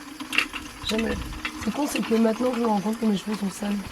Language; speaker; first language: French; native; French